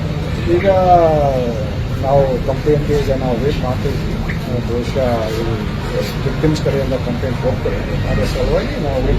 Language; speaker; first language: Kannada; non-native, fluent; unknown